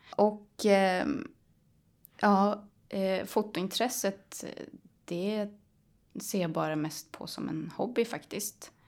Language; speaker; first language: Swedish; early bilingual, other home language; Polish